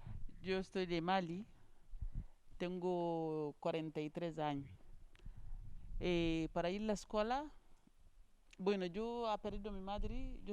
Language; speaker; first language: Spanish; non-native, learner; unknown